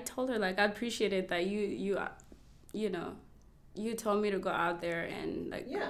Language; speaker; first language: English; non-native, local second language; Kinyarwanda